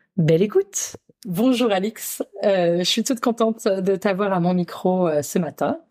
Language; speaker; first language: French; native; French